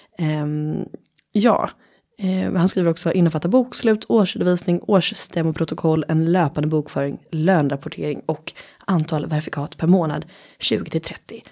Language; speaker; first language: Swedish; native; Swedish